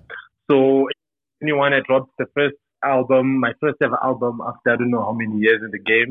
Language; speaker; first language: English; non-native, local second language; Tsonga